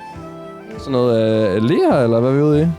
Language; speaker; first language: Danish; native; Danish